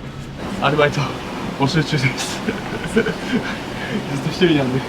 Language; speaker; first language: Japanese; native; Japanese